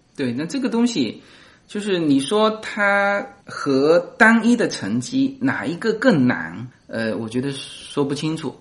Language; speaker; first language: Chinese; native; Chinese